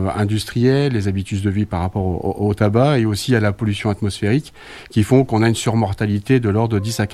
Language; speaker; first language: French; native; French